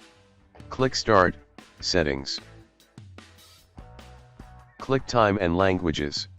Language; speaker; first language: English; non-native, local second language; Tamil